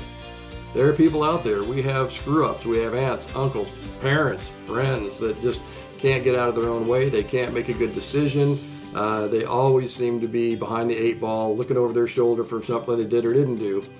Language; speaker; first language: English; native; English